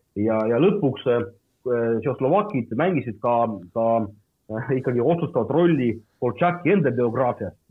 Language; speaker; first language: Estonian; non-native, local second language; Russian